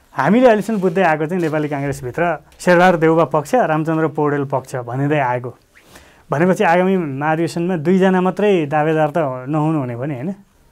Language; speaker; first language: Nepali; native; Nepali